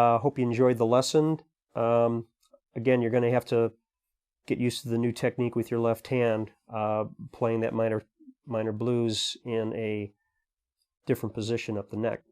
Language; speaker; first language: English; native; English